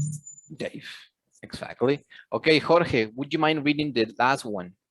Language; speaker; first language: English; non-native, fluent; Spanish